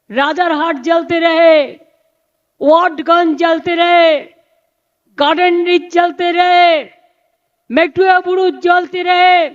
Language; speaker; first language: Hindi; non-native, local second language; Bangla